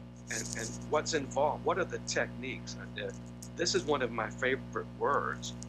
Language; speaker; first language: English; native; English